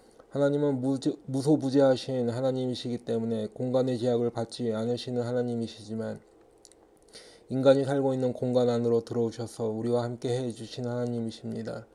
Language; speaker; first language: Korean; native; Korean